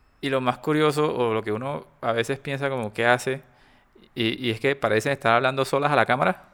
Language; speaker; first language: Spanish; native; Spanish